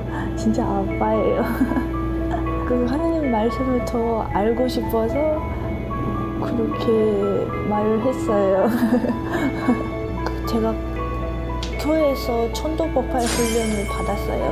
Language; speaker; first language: Korean; non-native, learner; Japanese